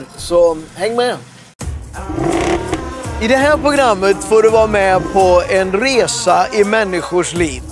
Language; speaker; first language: Swedish; native; Swedish